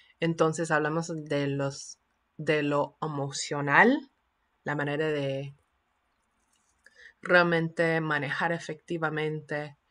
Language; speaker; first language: Spanish; non-native, fluent; English